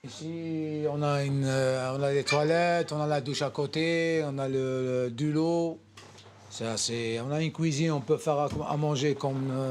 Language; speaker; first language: French; non-native, local second language; Arabic